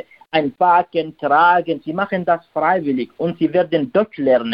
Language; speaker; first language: German; non-native, learner; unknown